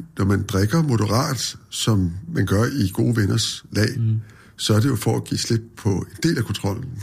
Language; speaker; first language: Danish; native; Danish